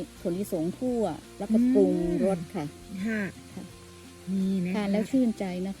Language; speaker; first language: Thai; native; Thai